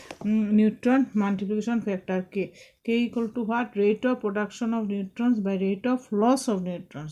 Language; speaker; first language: English; non-native, local second language; Bangla